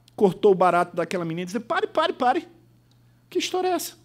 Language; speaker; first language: Portuguese; native; Portuguese